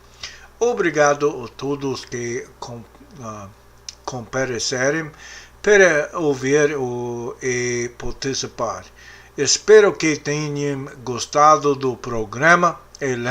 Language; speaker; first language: Portuguese; non-native, learner; English